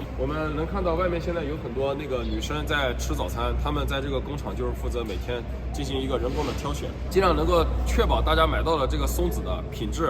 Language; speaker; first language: Chinese; native; Chinese